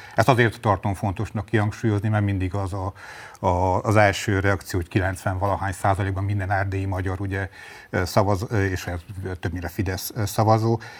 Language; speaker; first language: Hungarian; native; Hungarian